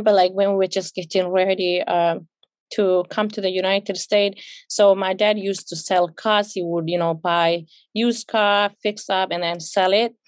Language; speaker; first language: English; non-native, fluent; Somali